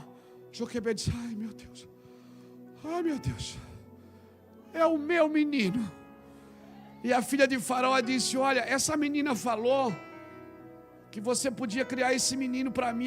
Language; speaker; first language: Portuguese; native; Portuguese